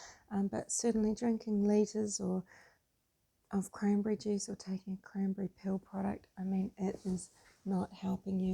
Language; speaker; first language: English; native; English